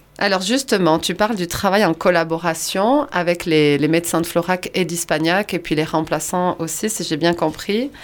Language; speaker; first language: French; native; French